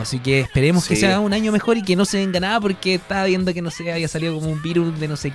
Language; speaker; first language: Spanish; native; Spanish